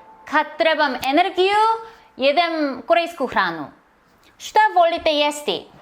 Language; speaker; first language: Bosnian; non-native, learner; Korean